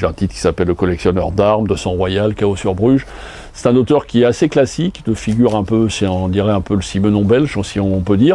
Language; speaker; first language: French; native; French